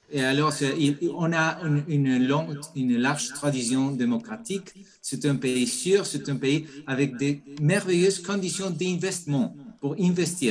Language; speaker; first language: French; non-native, fluent; Spanish